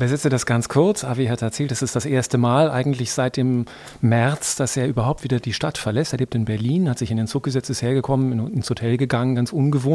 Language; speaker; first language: German; native; German